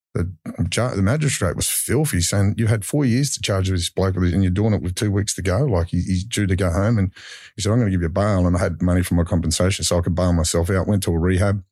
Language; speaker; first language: English; native; English